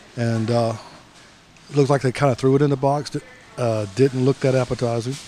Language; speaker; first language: English; native; English